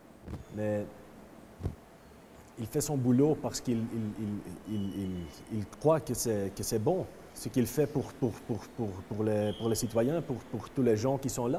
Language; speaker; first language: French; non-native, local second language; Dutch